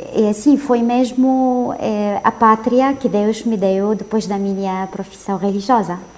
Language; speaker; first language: Portuguese; non-native, fluent; Arabic